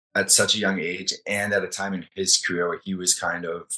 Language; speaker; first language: English; native; English